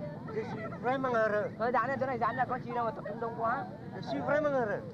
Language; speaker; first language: French; non-native, local second language; Vietnamese